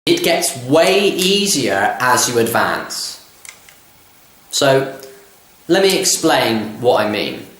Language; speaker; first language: English; native; English